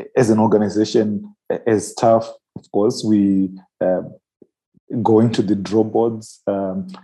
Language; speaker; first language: English; non-native, local second language; Shona